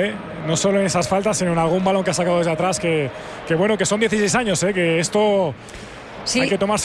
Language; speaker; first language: Spanish; native; Spanish